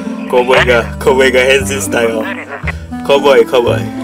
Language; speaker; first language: Japanese; non-native, learner; Indonesian